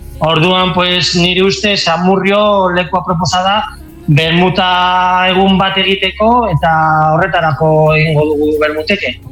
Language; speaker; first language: Basque; non-native, local second language; Spanish